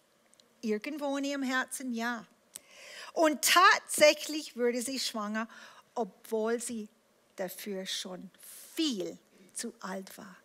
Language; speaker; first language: German; non-native, fluent; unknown